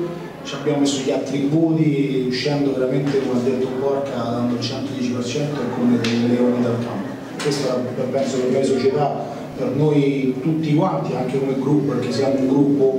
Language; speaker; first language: Italian; native; Italian